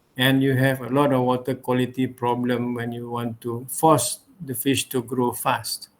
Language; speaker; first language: English; non-native, local second language; Malay